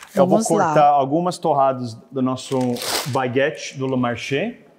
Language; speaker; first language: Portuguese; non-native, fluent; English